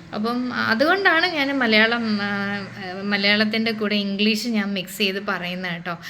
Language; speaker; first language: Malayalam; early bilingual, heritage; Malayalam